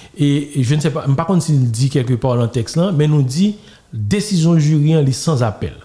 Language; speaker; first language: French; non-native, local second language; Haitian Creole